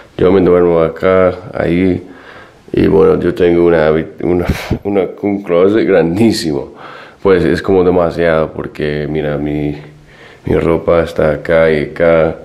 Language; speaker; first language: Spanish; non-native, fluent; English